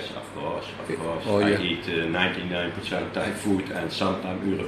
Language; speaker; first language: English; non-native, learner; Dutch